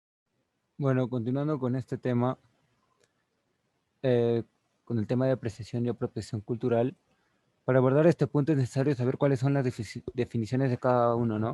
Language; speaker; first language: Spanish; native; Spanish